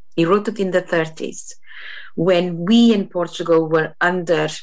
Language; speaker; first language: English; non-native, fluent; Portuguese